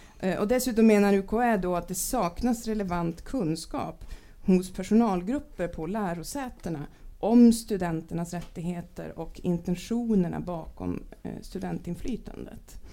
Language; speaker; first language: Swedish; native; Swedish